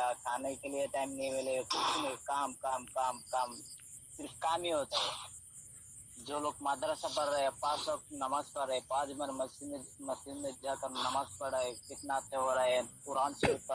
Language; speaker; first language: Hindi; non-native, local second language; Bangla